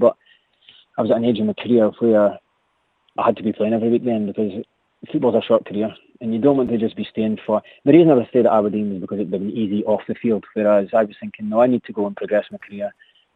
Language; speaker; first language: English; native; English